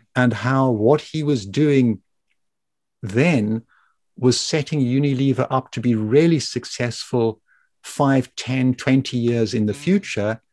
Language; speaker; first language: English; native; English